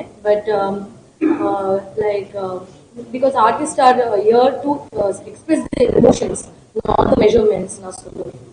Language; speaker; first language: Tamil; non-native, learner; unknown